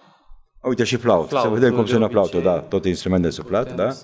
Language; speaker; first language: Romanian; native; Romanian